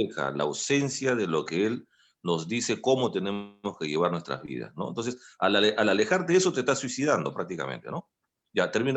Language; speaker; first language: Spanish; native; Spanish